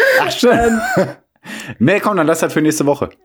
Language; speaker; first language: German; native; German